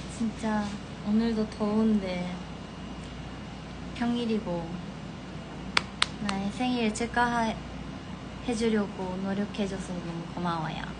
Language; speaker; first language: Korean; non-native, fluent; Japanese